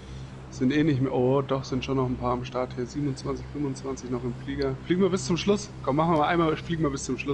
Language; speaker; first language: German; native; German